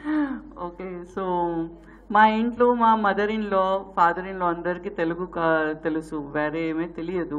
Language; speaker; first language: Telugu; non-native, learner; Gujarati